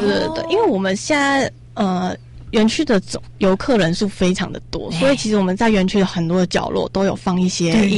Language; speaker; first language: Chinese; native; Chinese